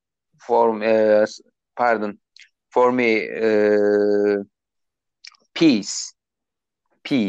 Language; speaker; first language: English; non-native, learner; Turkish